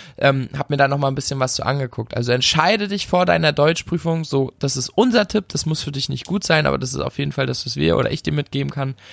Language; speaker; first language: German; native; German